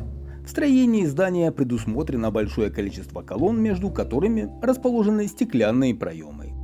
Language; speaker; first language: Russian; native; Russian